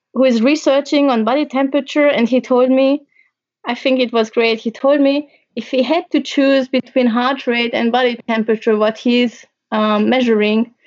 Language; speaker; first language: English; early bilingual, other home language; Hungarian